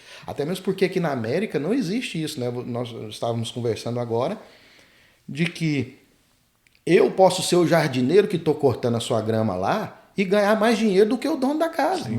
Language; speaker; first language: Portuguese; native; Portuguese